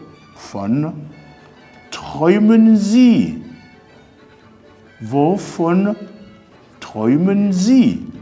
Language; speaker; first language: German; non-native, fluent; Rundi